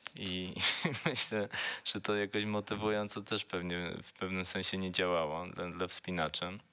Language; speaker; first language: Polish; native; Polish